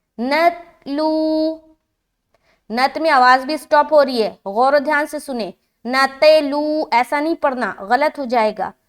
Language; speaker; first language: Urdu; native; Urdu